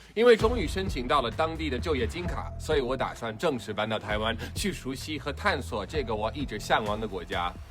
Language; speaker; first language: Chinese; non-native, fluent; English